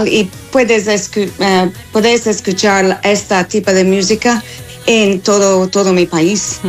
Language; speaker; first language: Spanish; non-native, fluent; English